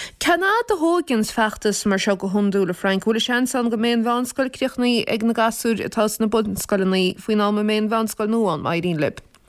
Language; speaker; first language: Irish; native; Irish